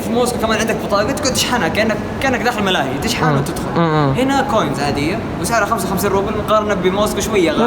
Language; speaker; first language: Arabic; native; Arabic